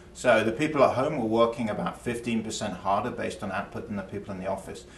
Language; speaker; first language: English; native; English